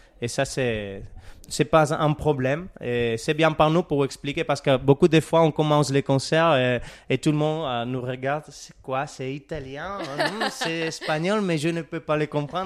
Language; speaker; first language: French; non-native, learner; Catalan